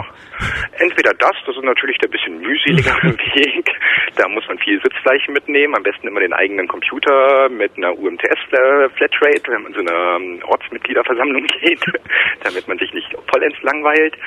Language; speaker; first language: German; native; German